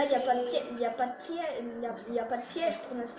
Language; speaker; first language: French; native; French